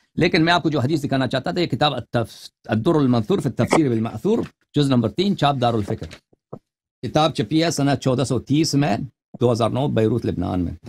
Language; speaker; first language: Urdu; native; Urdu